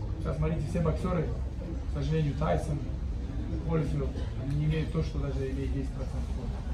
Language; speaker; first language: Russian; non-native, local second language; Uzbek